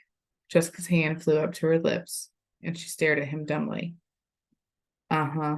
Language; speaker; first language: English; native; English